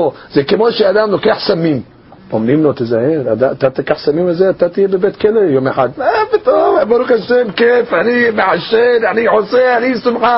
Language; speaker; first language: Hebrew; non-native, fluent; English